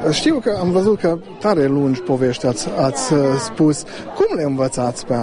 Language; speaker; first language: Romanian; early bilingual, heritage; Romanian